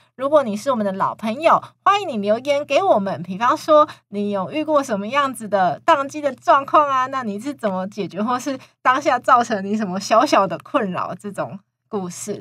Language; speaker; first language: Chinese; native; Chinese